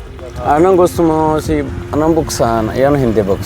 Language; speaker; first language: Filipino; non-native, learner; Punjabi